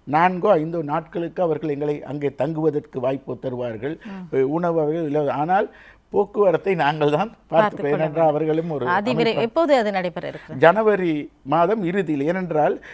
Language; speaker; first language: Tamil; native; Tamil